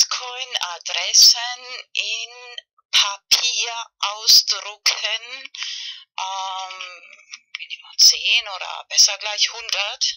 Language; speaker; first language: German; non-native, fluent; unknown